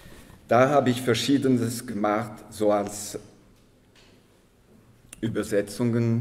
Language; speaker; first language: German; non-native, local second language; French